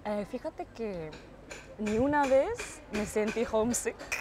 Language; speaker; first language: Spanish; non-native, fluent; Japanese